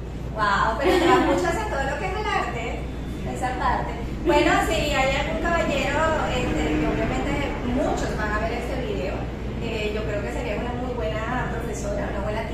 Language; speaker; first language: Spanish; native; Spanish